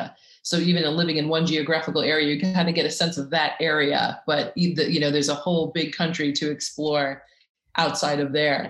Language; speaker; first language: English; native; English